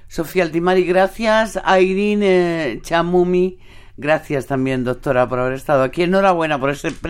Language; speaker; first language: Spanish; native; Spanish